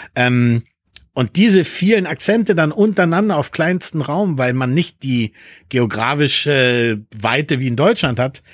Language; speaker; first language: German; early bilingual, other home language; Spanish